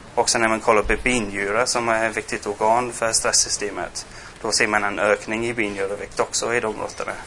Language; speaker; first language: Swedish; non-native, fluent; English